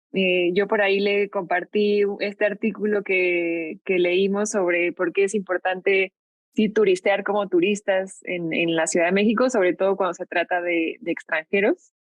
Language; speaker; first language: Spanish; native; Spanish